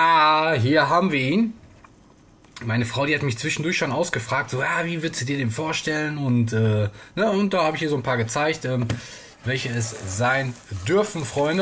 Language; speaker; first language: German; native; German